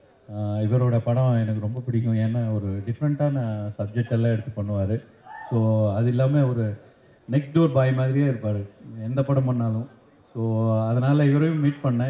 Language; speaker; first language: Tamil; early bilingual, heritage; Tamil